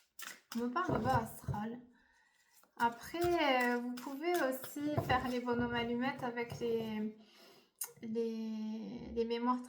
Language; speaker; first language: French; native; French